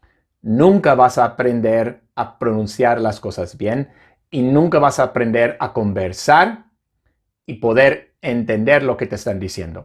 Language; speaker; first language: Spanish; non-native, fluent; English